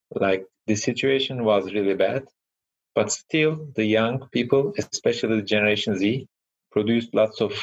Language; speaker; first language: English; non-native, fluent; Turkish